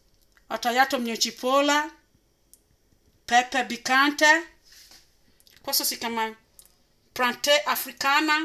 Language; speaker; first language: Italian; non-native, learner; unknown